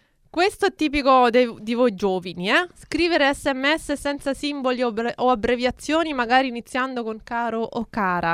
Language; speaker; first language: Italian; native; Italian